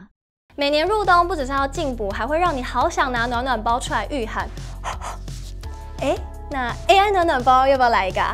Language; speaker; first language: Chinese; native; Chinese